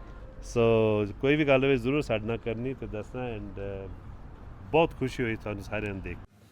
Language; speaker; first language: Punjabi; early bilingual, heritage; Punjabi